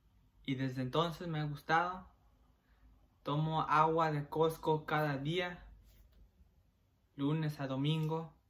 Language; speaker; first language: Spanish; early bilingual, heritage; Spanish